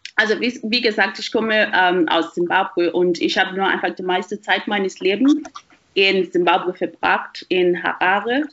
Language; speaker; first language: German; non-native, fluent; Shona